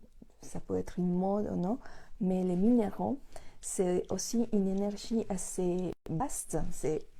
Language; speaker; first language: French; non-native, fluent; Spanish